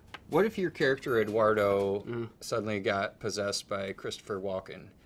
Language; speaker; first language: English; native; English